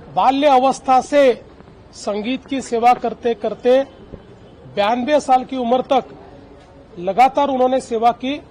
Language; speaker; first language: Hindi; non-native, local second language; Marathi